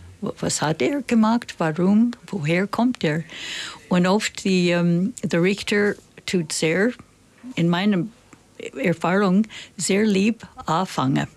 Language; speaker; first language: German; non-native, fluent; English